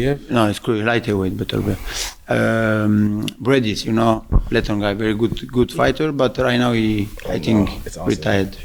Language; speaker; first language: English; non-native, learner; French